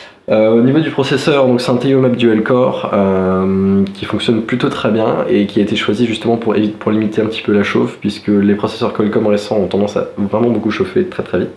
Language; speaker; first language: French; native; French